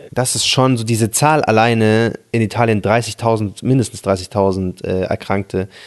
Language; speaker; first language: German; early bilingual, other home language; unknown